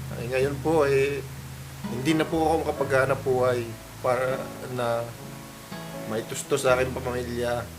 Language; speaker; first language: Filipino; native; Filipino